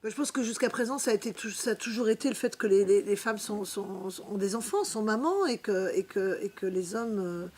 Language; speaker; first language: French; native; French